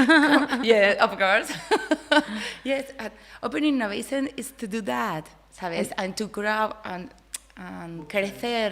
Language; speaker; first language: English; non-native, learner; Spanish